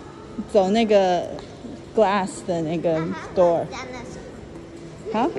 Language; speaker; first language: Chinese; early bilingual, heritage; Chinese